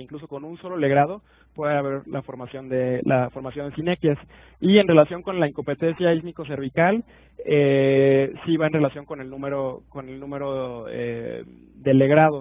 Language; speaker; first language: Spanish; native; Spanish